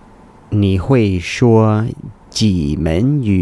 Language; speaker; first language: Chinese; non-native, learner; English